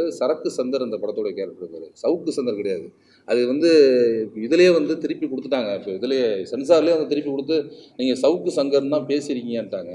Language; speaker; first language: Tamil; native; Tamil